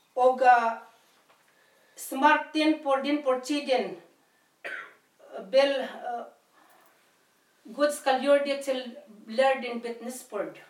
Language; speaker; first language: Swedish; non-native, learner; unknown